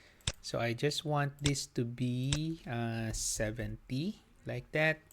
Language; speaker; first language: English; non-native, local second language; Filipino